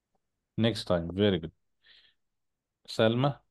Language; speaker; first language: English; non-native, learner; Arabic